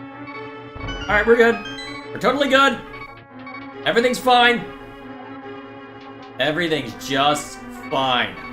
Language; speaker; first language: English; native; English